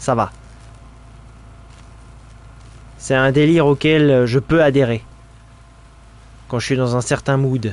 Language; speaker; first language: French; native; French